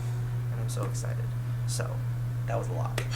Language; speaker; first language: English; native; English